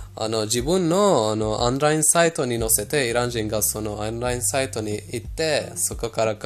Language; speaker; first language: Japanese; non-native, fluent; Persian